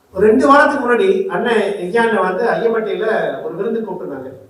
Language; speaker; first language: Tamil; native; Tamil